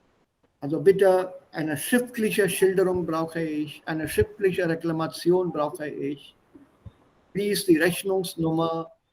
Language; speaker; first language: German; non-native, fluent; Hindi